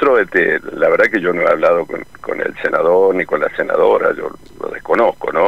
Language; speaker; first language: Spanish; native; Spanish